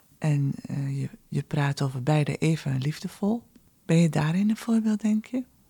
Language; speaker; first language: Dutch; native; Dutch